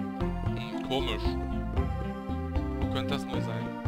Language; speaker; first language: German; native; German